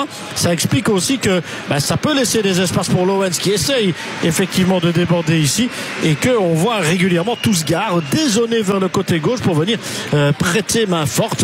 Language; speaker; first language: French; native; French